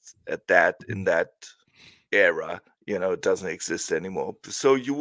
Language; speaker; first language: English; non-native, fluent; German